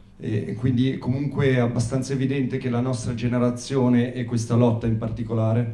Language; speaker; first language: Italian; native; Italian